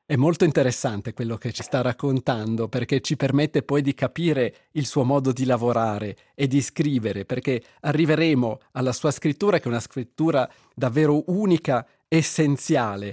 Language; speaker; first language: Italian; native; Italian